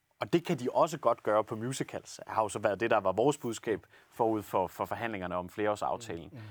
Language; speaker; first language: Danish; native; Danish